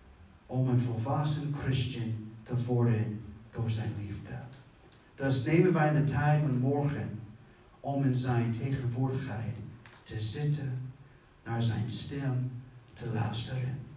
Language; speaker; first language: Dutch; non-native, fluent; English